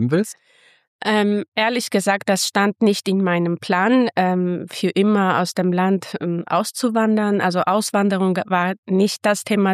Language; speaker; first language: German; non-native, fluent; Armenian